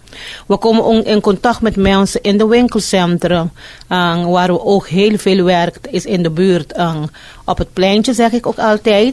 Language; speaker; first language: Dutch; non-native, fluent; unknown